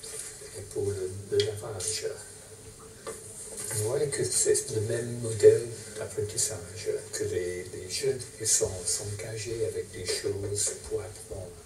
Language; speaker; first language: French; non-native, fluent; English